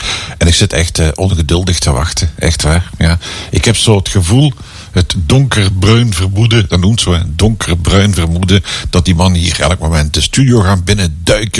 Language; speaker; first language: Dutch; native; Dutch